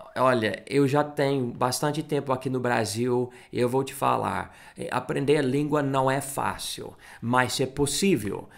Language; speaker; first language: Portuguese; non-native, fluent; English